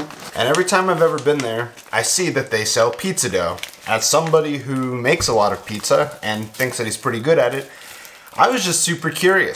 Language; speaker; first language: English; native; English